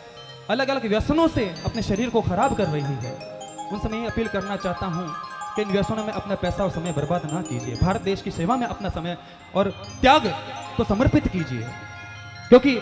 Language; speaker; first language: Hindi; native; Hindi